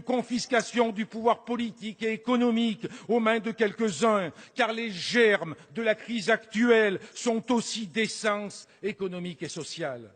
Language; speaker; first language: French; native; French